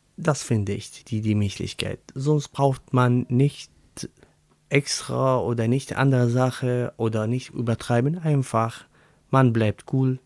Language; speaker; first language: German; non-native, learner; Arabic